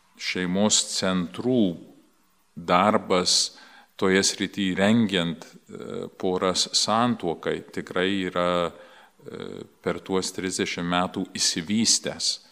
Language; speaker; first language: Lithuanian; early bilingual, heritage; Lithuanian